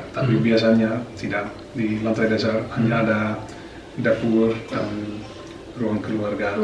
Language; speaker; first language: Indonesian; non-native, fluent; Dutch